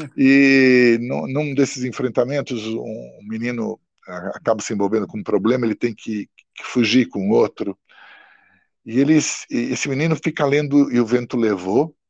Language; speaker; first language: Portuguese; early bilingual, other home language; Italian